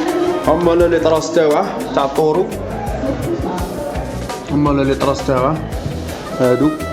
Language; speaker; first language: Arabic; native; Arabic